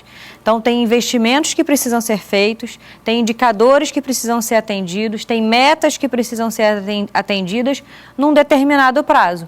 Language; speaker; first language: Portuguese; native; Portuguese